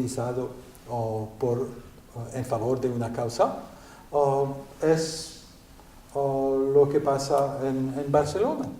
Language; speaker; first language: Spanish; non-native, learner; French